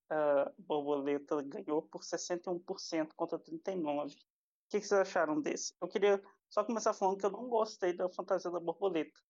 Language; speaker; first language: Portuguese; native; Portuguese